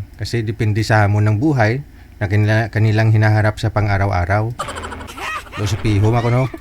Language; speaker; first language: Filipino; native; Filipino